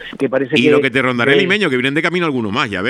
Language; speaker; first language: Spanish; native; Spanish